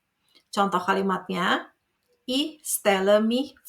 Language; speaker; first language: German; non-native, fluent; Indonesian